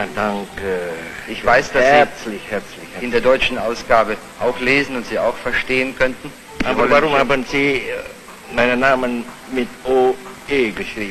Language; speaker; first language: German; non-native, fluent; Javanese